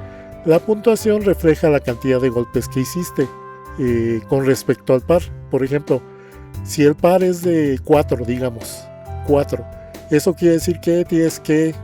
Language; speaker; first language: Spanish; native; Spanish